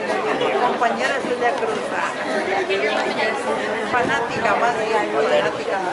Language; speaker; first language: Spanish; native; Spanish